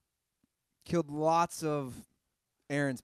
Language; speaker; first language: English; native; English